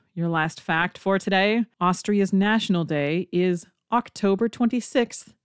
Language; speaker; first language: English; native; English